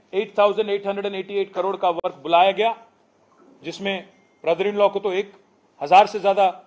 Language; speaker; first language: Hindi; non-native, local second language; Telugu